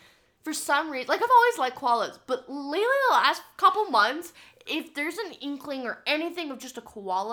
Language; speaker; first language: English; native; English